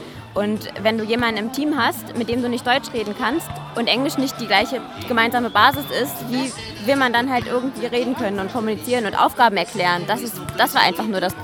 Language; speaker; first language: German; native; German